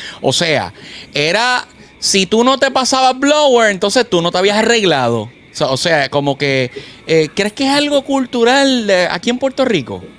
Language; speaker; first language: Spanish; native; Spanish